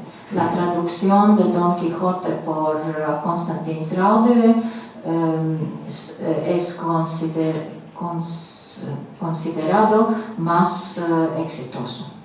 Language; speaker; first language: Spanish; non-native, fluent; Latvian